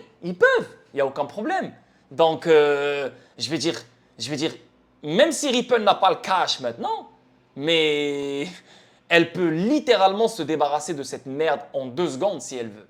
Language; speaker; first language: French; native; French